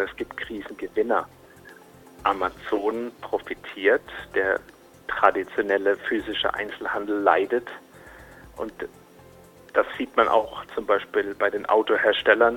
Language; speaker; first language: German; native; German